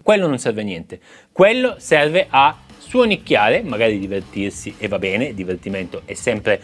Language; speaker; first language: Italian; native; Italian